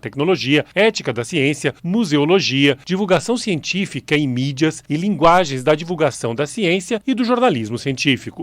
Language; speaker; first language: Portuguese; native; Portuguese